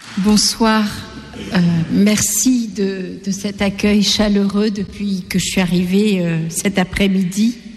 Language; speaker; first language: French; non-native, local second language; Gujarati